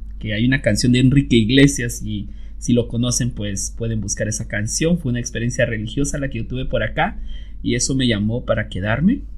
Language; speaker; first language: Spanish; native; Spanish